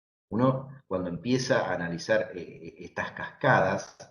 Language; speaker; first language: Spanish; native; Spanish